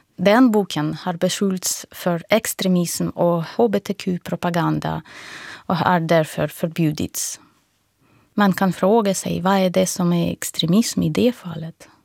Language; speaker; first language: Swedish; non-native, fluent; Russian